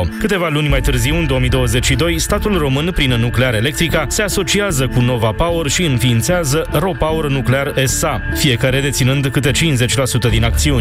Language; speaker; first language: Romanian; native; Romanian